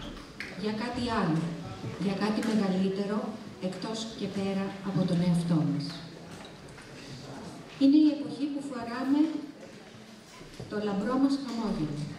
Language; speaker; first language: Greek; native; Greek